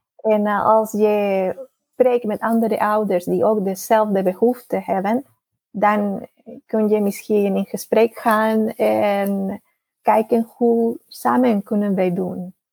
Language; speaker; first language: Dutch; non-native, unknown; Spanish